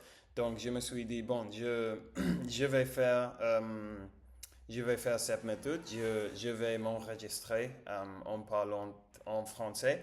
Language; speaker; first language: French; non-native, learner; Spanish